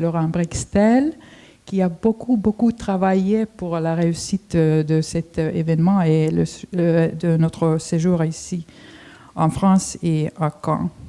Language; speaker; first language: French; non-native, fluent; Finnish